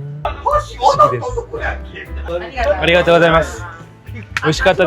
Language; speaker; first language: Japanese; non-native, fluent; Korean